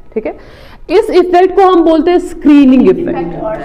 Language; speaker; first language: Hindi; non-native, local second language; Kashmiri